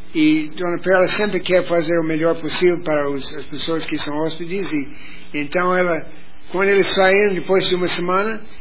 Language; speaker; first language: Portuguese; non-native, fluent; English